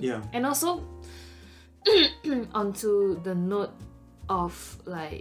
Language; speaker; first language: English; non-native, local second language; Chinese